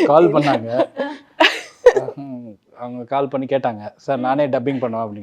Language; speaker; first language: Tamil; native; Tamil